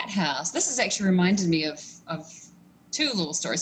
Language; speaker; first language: English; native; English